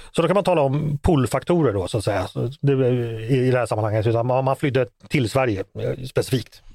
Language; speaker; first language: Swedish; native; Swedish